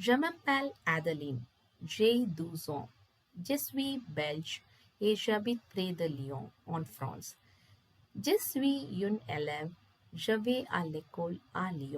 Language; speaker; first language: French; non-native, fluent; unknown